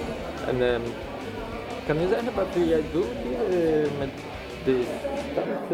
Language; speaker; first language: Dutch; non-native, learner; Polish